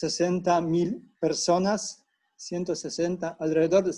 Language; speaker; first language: Spanish; non-native, fluent; Polish